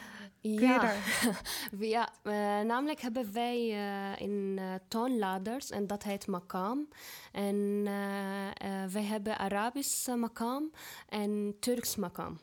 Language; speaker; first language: Dutch; non-native, learner; Arabic